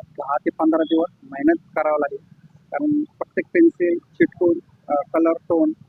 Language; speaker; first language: Marathi; native; Marathi